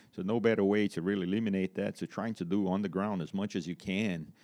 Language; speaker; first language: English; non-native, fluent; Portuguese